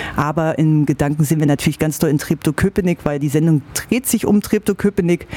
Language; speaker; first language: German; native; German